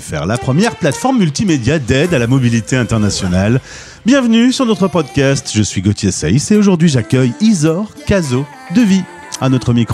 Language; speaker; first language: French; native; French